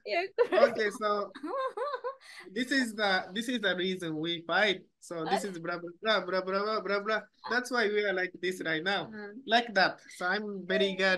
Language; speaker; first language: English; non-native, learner; Japanese